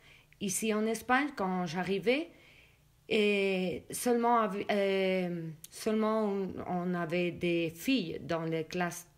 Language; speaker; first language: French; early bilingual, other home language; Spanish